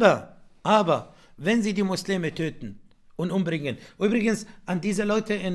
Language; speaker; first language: German; non-native, fluent; Arabic